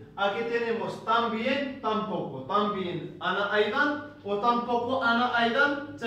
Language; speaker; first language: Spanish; non-native, fluent; Arabic